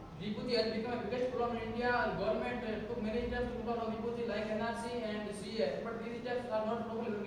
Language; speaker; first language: English; non-native, learner; Hindi